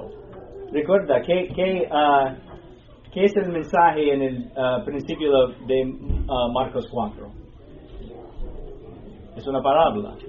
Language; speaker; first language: Spanish; non-native, fluent; English